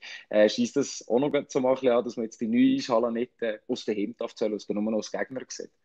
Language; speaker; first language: German; native; German